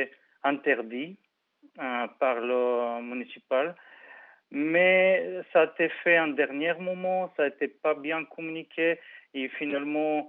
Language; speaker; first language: French; non-native, fluent; Bulgarian